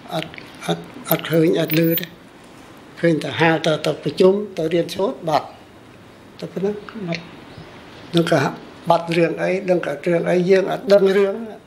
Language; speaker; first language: Khmer; native; Khmer